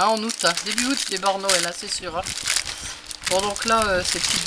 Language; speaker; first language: French; native; French